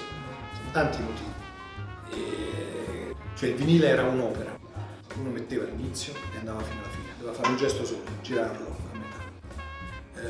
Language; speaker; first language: Italian; native; Italian